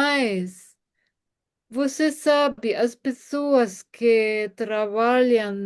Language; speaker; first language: Portuguese; non-native, fluent; German